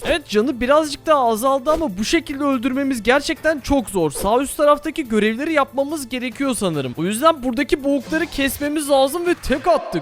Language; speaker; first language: Turkish; native; Turkish